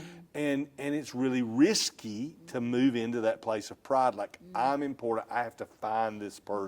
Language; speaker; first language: English; native; English